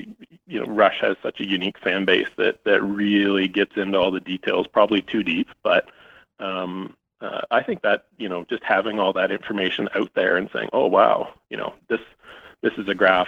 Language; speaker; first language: English; native; English